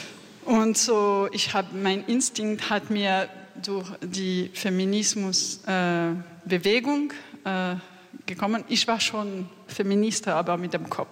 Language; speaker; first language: German; non-native, learner; French